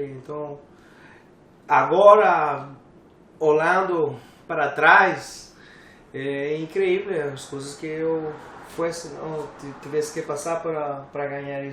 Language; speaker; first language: Portuguese; non-native, learner; English